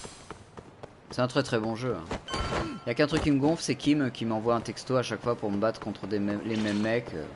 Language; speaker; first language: French; native; French